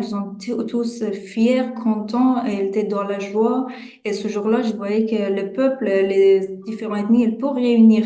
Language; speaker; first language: French; non-native, fluent; Persian